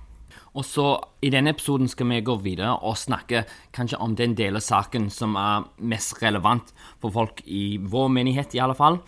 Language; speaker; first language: Norwegian; non-native, fluent; English